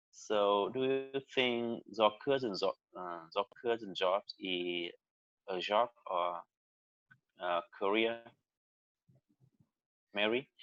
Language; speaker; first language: English; non-native, learner; Vietnamese